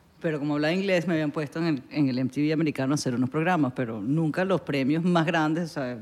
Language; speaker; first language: Spanish; native; Spanish